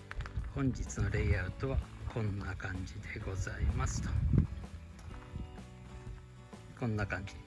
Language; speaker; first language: Japanese; native; Japanese